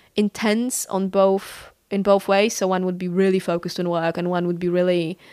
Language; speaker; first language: English; non-native, fluent; Polish